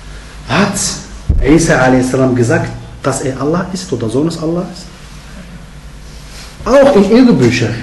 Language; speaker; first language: German; non-native, fluent; Arabic